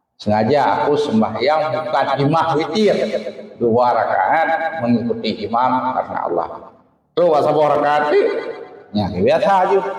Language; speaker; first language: Malay; non-native, local second language; Achinese